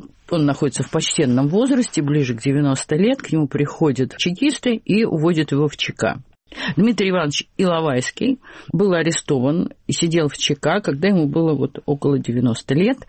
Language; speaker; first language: Russian; native; Russian